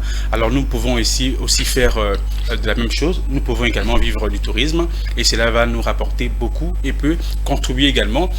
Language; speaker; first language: French; non-native, local second language; Lingala